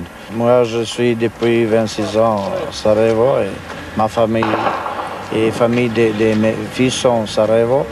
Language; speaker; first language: French; non-native, learner; Serbian